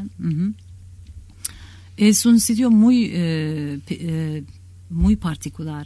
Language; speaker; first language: Spanish; non-native, learner; Kurdish